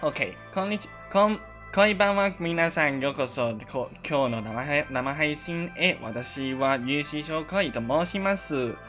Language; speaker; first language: Japanese; non-native, learner; Cantonese